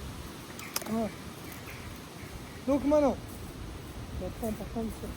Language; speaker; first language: French; native; French